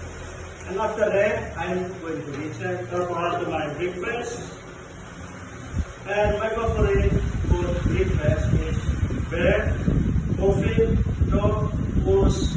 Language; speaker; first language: English; non-native, learner; Tetum